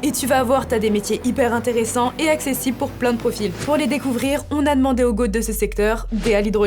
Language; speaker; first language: French; native; French